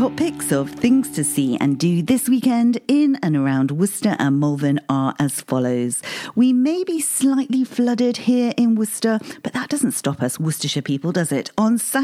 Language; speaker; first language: English; native; English